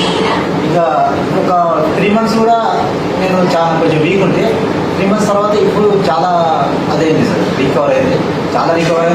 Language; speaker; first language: Telugu; native; Telugu